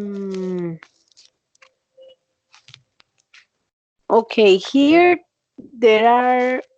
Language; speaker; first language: English; non-native, learner; Spanish